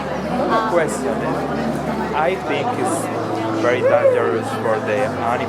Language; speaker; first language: English; non-native, learner; Spanish